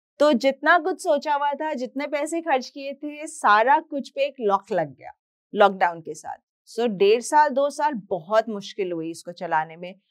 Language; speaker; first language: Hindi; native; Hindi